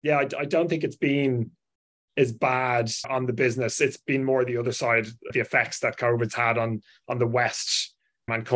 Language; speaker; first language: English; native; English